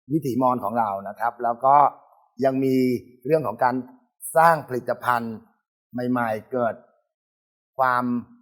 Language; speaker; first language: Thai; native; Thai